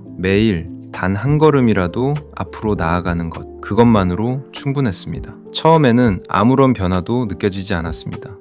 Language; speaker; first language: Korean; non-native, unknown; Arabic